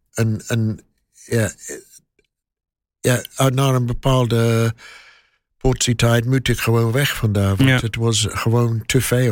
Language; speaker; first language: Dutch; non-native, learner; English